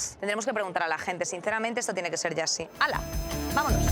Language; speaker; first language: Spanish; native; Spanish